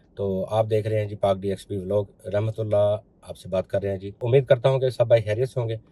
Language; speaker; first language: Urdu; non-native, local second language; Punjabi